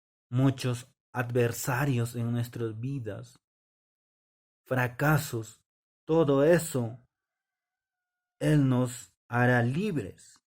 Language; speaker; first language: Spanish; non-native, local second language; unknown